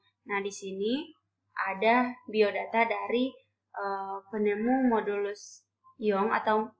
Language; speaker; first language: Indonesian; native; Indonesian